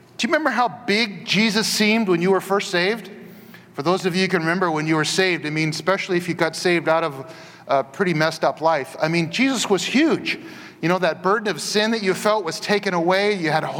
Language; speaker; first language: English; native; English